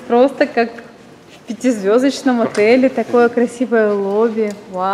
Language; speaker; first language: Russian; native; Russian